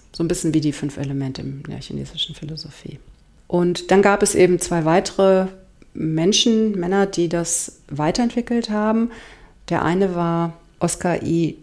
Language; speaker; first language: German; native; German